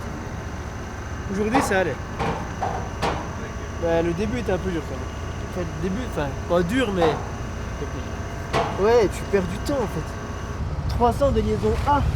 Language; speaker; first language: French; native; French